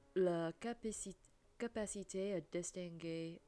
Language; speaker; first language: French; non-native, learner; English